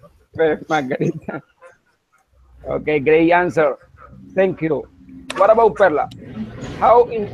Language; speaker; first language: English; non-native, learner; Spanish